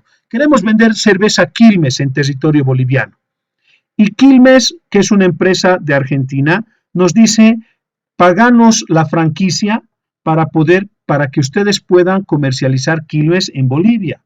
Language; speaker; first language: Spanish; native; Spanish